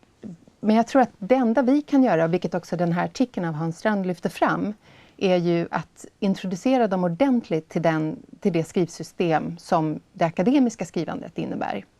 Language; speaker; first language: Swedish; native; Swedish